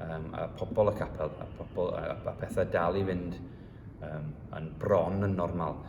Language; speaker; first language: Welsh; early bilingual, heritage; Welsh